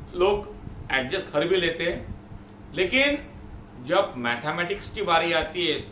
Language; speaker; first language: Hindi; non-native, local second language; Marathi